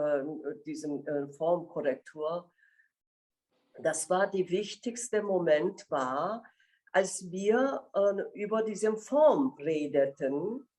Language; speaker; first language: German; non-native, fluent; Korean